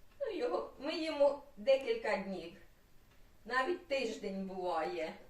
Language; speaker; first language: Ukrainian; native; Ukrainian